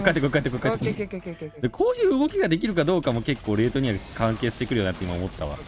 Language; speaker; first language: Japanese; native; Japanese